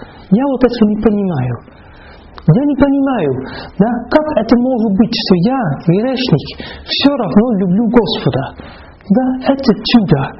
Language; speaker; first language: Russian; non-native, fluent; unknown